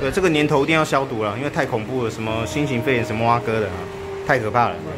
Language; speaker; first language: Chinese; native; Chinese